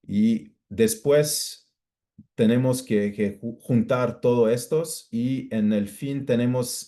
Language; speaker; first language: Spanish; non-native, fluent; English